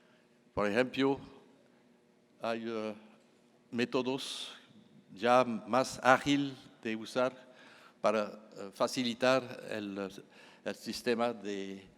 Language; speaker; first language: Spanish; non-native, fluent; French